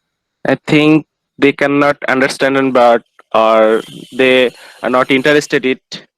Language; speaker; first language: English; non-native, learner; Bangla